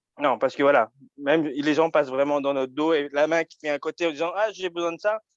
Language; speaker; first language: French; early bilingual, other home language; Japanese